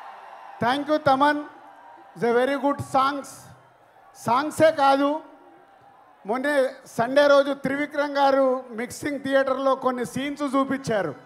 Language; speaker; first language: Telugu; native; Telugu